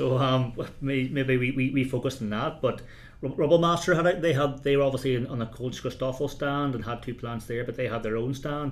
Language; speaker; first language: English; native; English